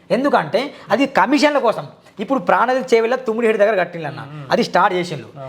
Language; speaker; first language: Telugu; non-native, local second language; Marathi